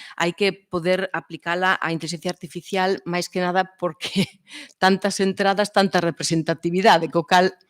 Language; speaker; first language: Galician; early bilingual, heritage; Swiss German